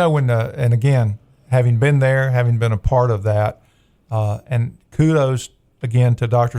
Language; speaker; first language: English; native; English